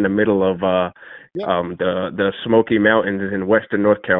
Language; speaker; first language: English; native; English